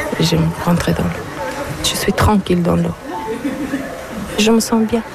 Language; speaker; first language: French; non-native, learner; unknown